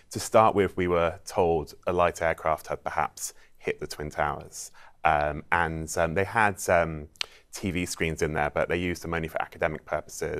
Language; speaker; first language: English; native; English